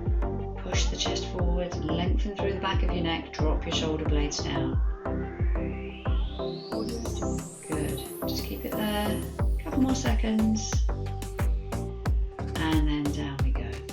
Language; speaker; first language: English; native; English